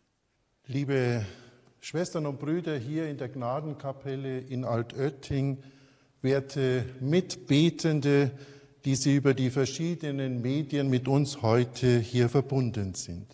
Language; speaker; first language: German; native; German